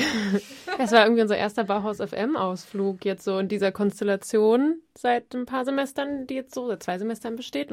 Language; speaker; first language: German; native; German